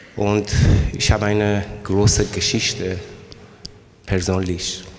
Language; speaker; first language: German; non-native, learner; Persian